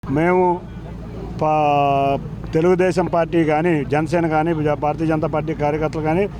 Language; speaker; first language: Telugu; native; Telugu